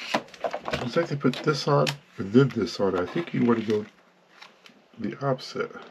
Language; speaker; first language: English; native; English